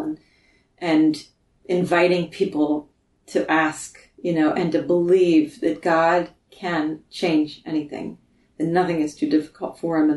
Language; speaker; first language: English; native; English